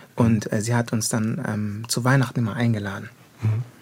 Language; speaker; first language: German; native; German